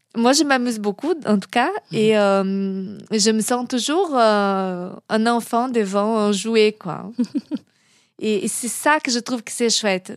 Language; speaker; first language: French; non-native, fluent; Portuguese